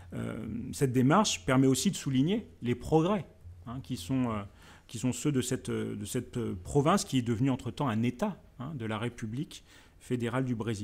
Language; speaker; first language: French; native; French